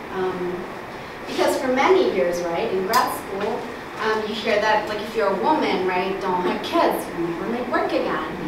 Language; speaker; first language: English; early bilingual, other home language; Spanish